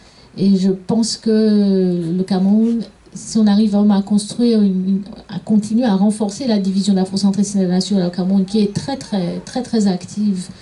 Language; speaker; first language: French; native; French